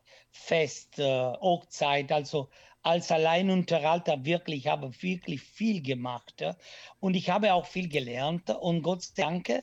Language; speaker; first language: German; non-native, learner; Italian